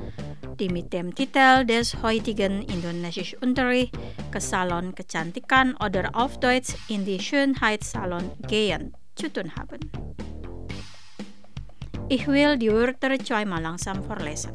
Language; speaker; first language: German; non-native, fluent; Indonesian